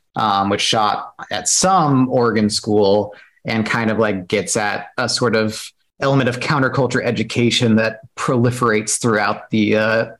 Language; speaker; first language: English; native; English